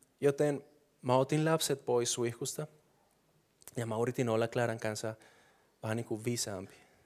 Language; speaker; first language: Finnish; non-native, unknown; Spanish